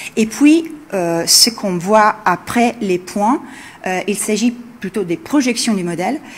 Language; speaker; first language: French; non-native, fluent; Italian